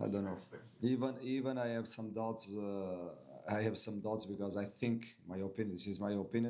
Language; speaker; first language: English; non-native, fluent; Portuguese